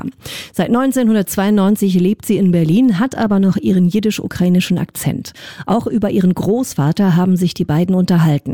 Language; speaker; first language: German; native; German